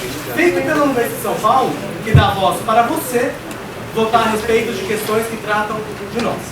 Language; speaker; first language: Portuguese; native; Portuguese